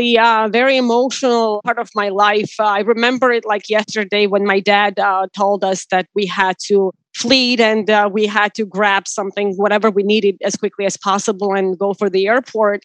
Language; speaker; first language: English; non-native, fluent; Georgian